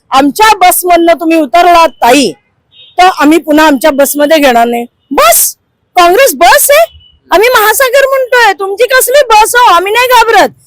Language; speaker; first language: Marathi; non-native, local second language; Hindi